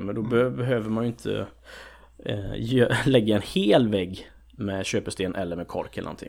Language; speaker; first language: Swedish; native; Swedish